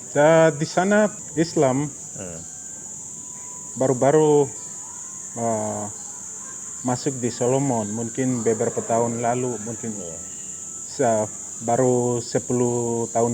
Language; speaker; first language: Indonesian; non-native, fluent; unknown